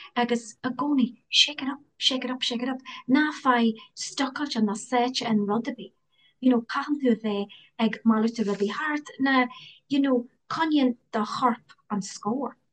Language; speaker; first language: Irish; non-native, local second language; English